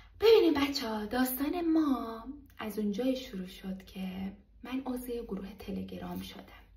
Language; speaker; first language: Persian; non-native, local second language; Azerbaijani